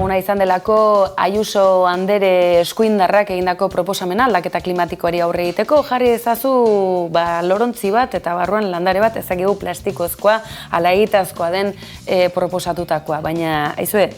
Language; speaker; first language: Basque; native; Basque